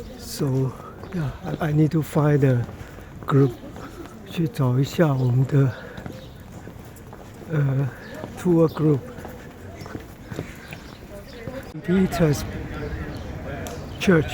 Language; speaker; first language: English; non-native, learner; Chinese